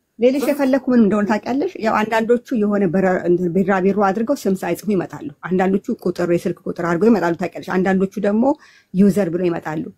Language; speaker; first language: Amharic; native; Amharic